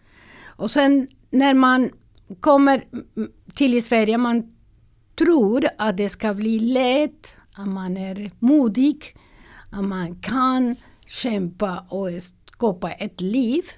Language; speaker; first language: Swedish; non-native, learner; Spanish